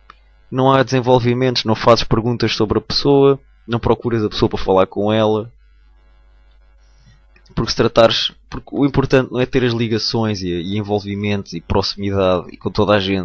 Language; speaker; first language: Portuguese; native; Portuguese